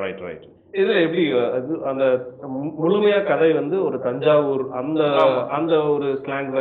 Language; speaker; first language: Tamil; native; Tamil